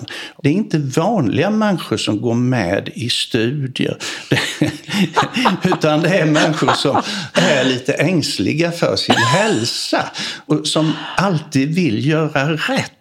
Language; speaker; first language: Swedish; native; Swedish